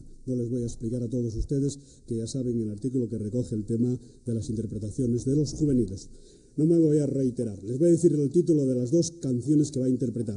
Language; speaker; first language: Spanish; native; Spanish